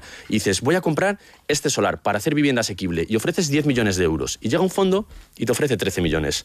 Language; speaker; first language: Spanish; native; Spanish